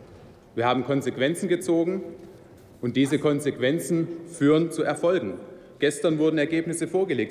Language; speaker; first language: German; native; German